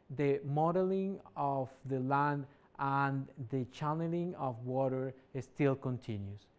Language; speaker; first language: English; non-native, fluent; Spanish